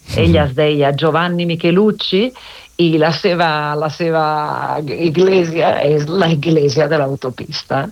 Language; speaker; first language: Catalan; non-native, fluent; Italian